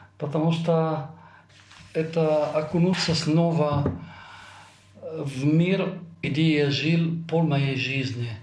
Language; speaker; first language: Russian; non-native, fluent; Italian